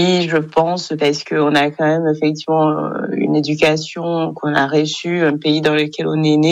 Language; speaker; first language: French; non-native, local second language; Kinyarwanda